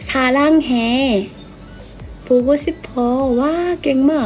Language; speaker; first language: Korean; non-native, learner; Thai